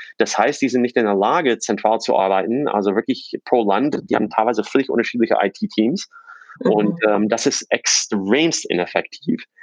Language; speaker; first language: German; non-native, fluent; English